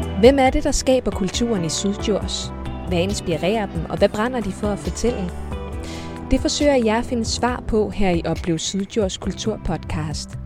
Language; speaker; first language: Danish; native; Danish